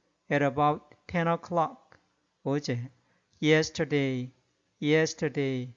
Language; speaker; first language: English; non-native, fluent; Korean